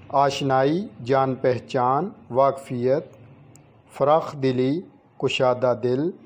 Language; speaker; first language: Urdu; non-native, local second language; Punjabi